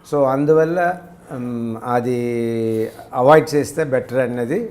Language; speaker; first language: Telugu; early bilingual, heritage; Telugu